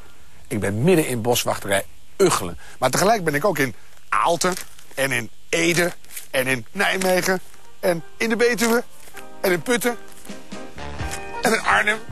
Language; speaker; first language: Dutch; native; Dutch